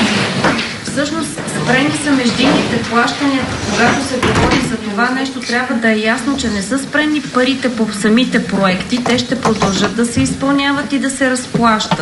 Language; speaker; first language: Bulgarian; native; Bulgarian